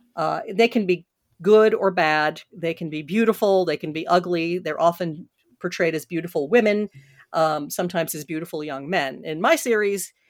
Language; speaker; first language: English; native; English